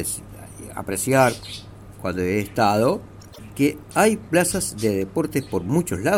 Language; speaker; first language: Spanish; native; Spanish